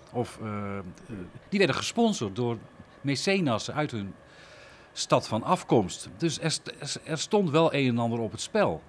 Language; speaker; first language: Dutch; native; Dutch